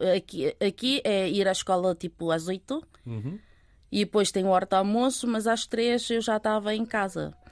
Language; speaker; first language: Portuguese; early bilingual, other home language; Chinese